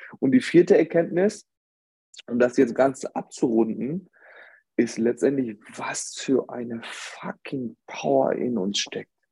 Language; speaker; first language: German; early bilingual, other home language; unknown